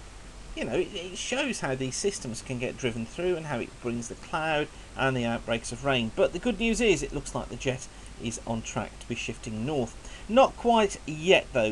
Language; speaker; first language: English; native; English